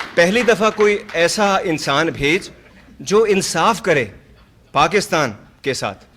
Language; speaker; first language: Urdu; non-native, local second language; Pashto